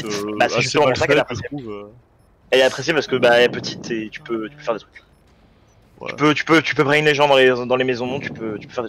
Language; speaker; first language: French; native; French